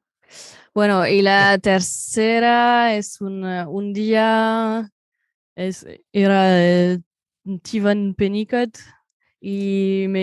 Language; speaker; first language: Spanish; non-native, fluent; French